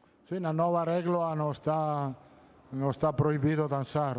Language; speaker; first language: Portuguese; non-native, fluent; Italian